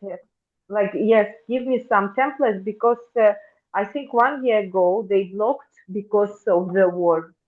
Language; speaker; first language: English; non-native, fluent; Russian